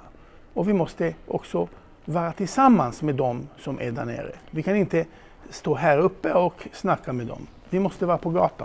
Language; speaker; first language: Swedish; non-native, fluent; Hebrew